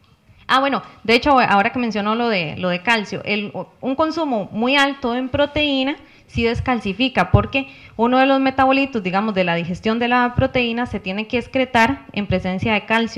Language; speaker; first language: Spanish; native; Spanish